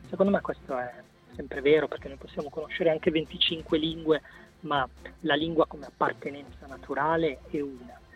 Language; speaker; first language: Italian; native; Italian